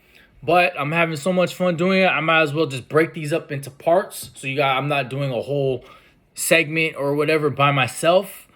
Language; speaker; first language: English; native; English